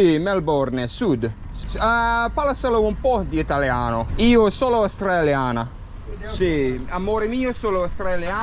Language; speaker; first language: Italian; non-native, learner; English